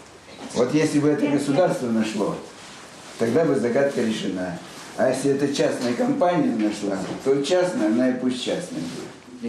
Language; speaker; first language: Russian; native; Russian